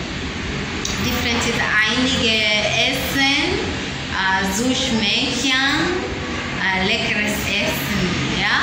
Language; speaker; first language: German; non-native, learner; English